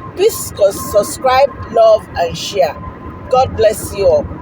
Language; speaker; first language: English; non-native, local second language; Yoruba